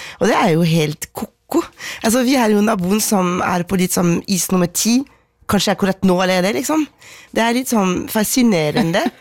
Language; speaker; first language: Norwegian; non-native, fluent; French